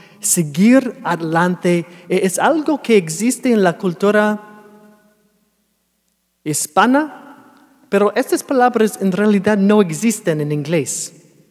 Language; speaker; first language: Spanish; non-native, fluent; English